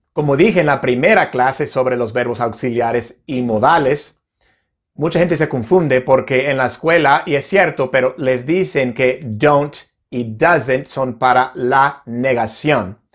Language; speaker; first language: Spanish; non-native, fluent; English